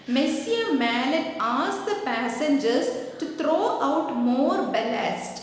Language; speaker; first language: English; non-native, local second language; Malayalam